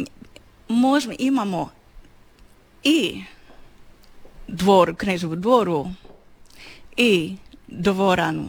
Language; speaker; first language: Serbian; non-native, learner; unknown